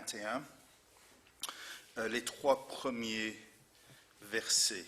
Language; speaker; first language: French; non-native, fluent; English